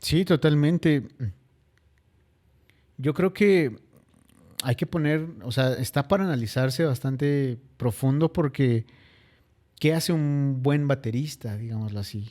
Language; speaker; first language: Spanish; native; Spanish